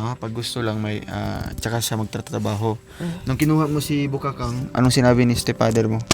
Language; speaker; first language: Filipino; non-native, local second language; Cebuano